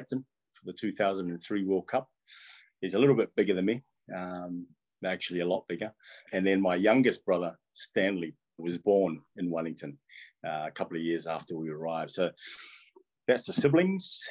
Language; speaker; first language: English; non-native, local second language; Tongan